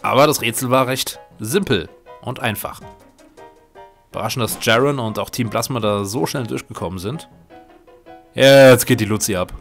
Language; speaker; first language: German; native; German